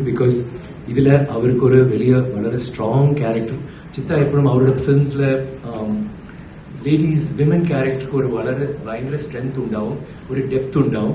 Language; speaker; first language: Malayalam; non-native, learner; Tamil